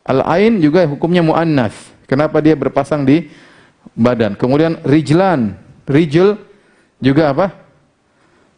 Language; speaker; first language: Indonesian; native; Indonesian